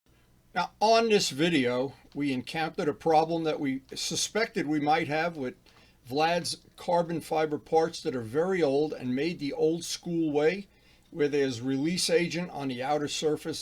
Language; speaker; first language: English; native; English